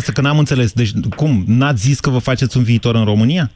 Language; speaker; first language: Romanian; native; Romanian